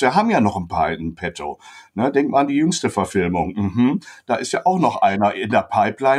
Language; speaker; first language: German; native; German